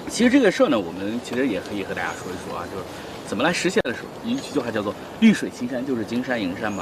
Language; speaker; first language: Chinese; native; Chinese